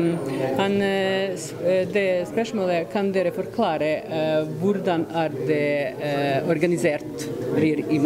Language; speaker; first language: Norwegian; non-native, fluent; Bosnian